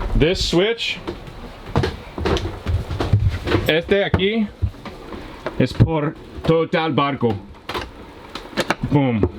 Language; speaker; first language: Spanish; non-native, learner; English